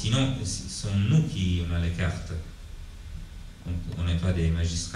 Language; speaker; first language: French; non-native, fluent; Italian